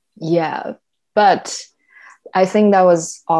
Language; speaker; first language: English; non-native, fluent; Chinese